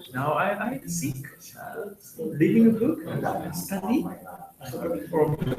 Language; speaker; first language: English; non-native, learner; Japanese